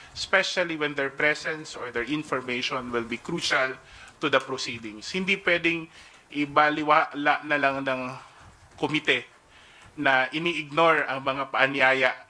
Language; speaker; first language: Filipino; native; Filipino